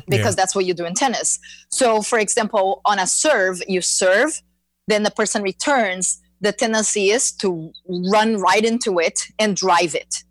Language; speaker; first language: English; non-native, fluent; Portuguese